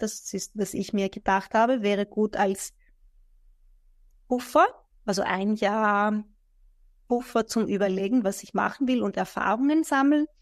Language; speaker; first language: German; non-native, fluent; Greek